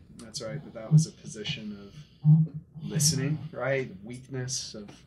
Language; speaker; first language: English; native; English